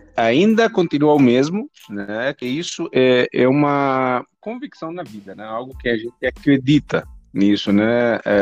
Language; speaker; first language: Portuguese; non-native, fluent; Arabic